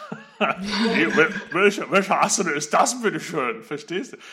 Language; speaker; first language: German; non-native, fluent; English